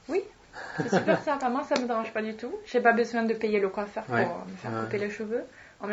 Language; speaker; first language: French; non-native, fluent; Swedish